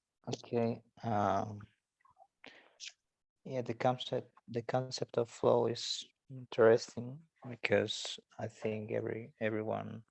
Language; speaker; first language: English; non-native, learner; Spanish